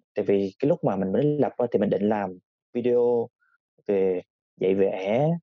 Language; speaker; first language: Vietnamese; native; Vietnamese